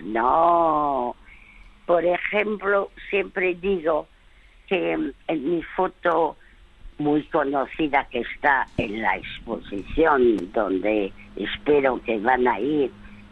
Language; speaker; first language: Spanish; early bilingual, other home language; French